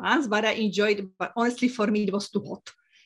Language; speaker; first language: English; non-native, fluent; Slovak